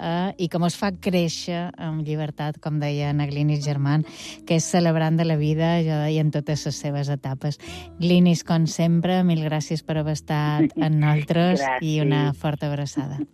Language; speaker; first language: Catalan; native; Catalan